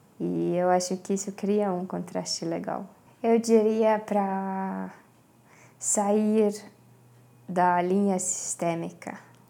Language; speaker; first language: Portuguese; non-native, fluent; Estonian